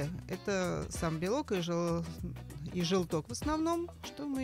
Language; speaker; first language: Russian; native; Russian